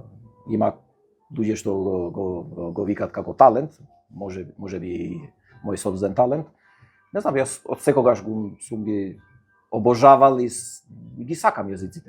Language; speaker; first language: Macedonian; non-native, fluent; Albanian